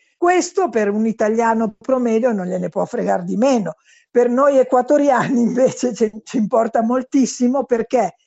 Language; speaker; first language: Italian; non-native, fluent; Spanish